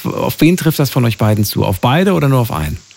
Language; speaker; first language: German; native; German